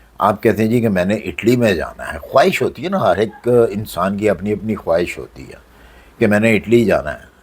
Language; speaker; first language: Urdu; non-native, local second language; Punjabi